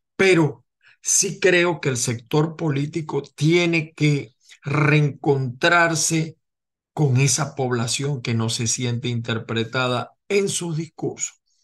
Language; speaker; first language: Spanish; native; Spanish